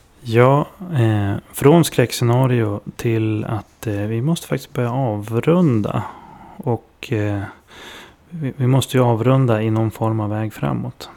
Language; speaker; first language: Swedish; native; Swedish